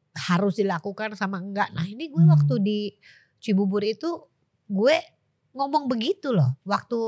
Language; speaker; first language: Indonesian; native; Indonesian